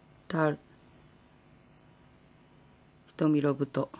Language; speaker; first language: Korean; non-native, fluent; Japanese